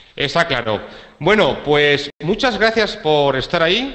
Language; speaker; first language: Spanish; native; Spanish